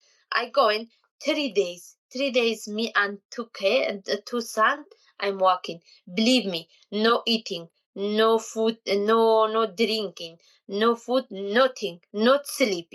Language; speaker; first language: English; non-native, learner; Kurdish